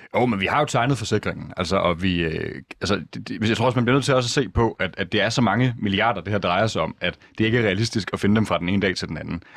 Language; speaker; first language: Danish; native; Danish